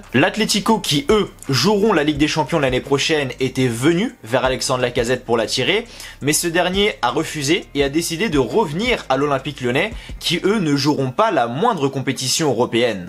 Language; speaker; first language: French; native; French